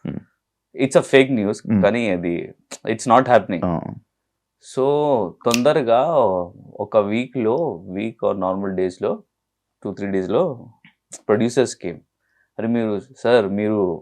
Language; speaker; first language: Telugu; non-native, learner; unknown